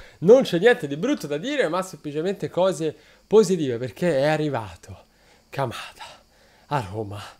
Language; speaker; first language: Italian; native; Italian